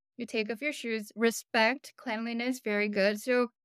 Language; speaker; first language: English; early bilingual, other home language; Korean